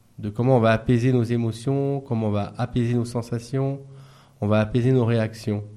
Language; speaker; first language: French; native; French